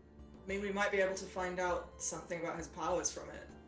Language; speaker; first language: English; native; English